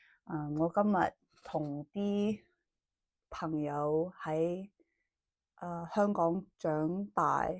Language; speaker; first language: Cantonese; early bilingual, heritage; English